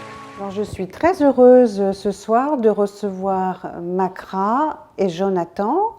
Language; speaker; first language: French; native; French